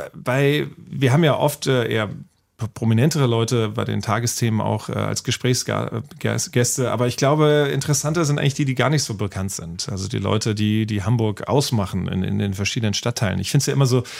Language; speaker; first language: German; native; German